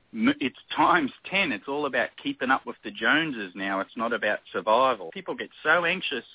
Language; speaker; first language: English; native; English